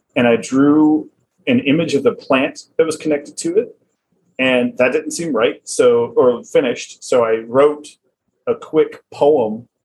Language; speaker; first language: English; native; English